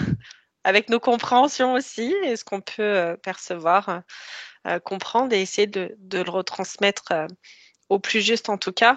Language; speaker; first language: French; native; French